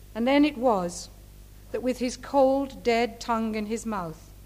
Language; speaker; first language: English; native; English